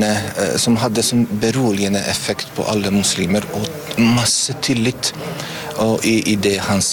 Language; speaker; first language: Norwegian; non-native, learner; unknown